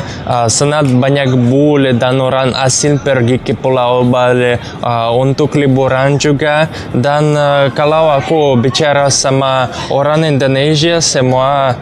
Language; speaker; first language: Indonesian; non-native, learner; Russian